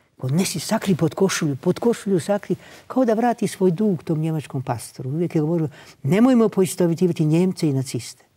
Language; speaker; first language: Croatian; native; Croatian